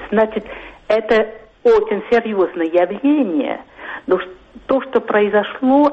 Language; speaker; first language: Russian; non-native, fluent; French